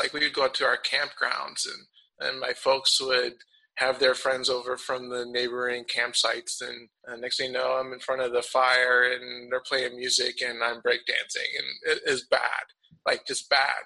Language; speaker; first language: English; native; English